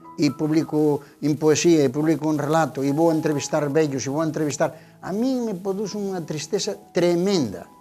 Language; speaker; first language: Galician; native; Galician